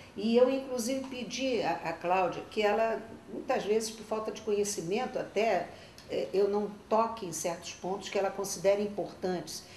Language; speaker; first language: Portuguese; native; Portuguese